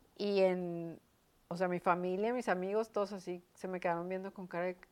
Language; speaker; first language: Spanish; native; Spanish